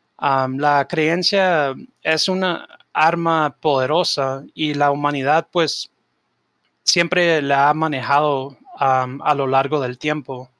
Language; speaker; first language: Spanish; early bilingual, heritage; Spanish